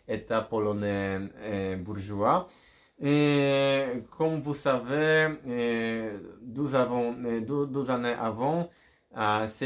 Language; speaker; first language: French; non-native, learner; Polish